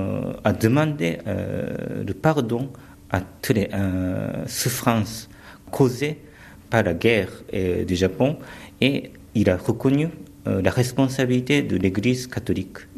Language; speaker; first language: French; early bilingual, other home language; Japanese